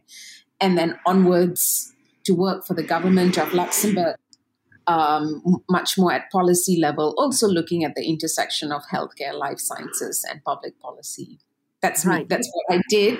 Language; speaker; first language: English; non-native, local second language; Tamil